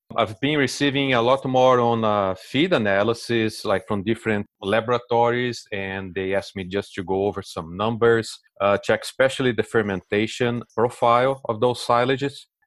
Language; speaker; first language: English; non-native, fluent; Portuguese